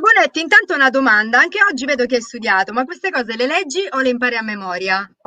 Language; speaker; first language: Italian; native; Italian